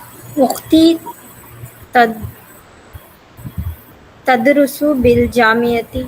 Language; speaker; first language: Arabic; non-native, learner; Tamil